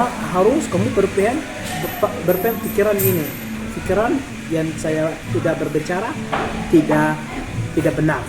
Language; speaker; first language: Indonesian; non-native, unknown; Arabic